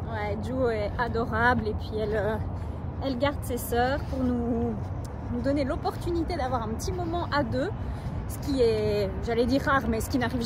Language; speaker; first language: French; native; French